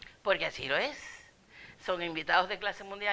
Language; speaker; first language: Spanish; native; Spanish